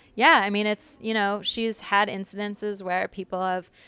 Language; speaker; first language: English; native; English